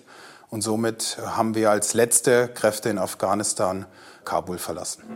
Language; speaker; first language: German; native; German